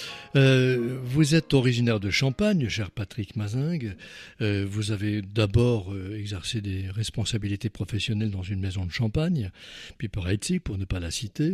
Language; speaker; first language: French; native; French